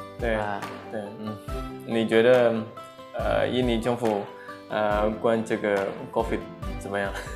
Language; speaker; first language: Chinese; non-native, fluent; Indonesian